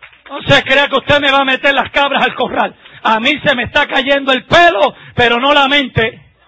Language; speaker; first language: Spanish; native; Spanish